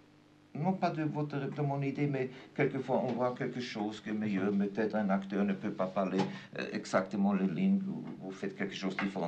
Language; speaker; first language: French; non-native, fluent; German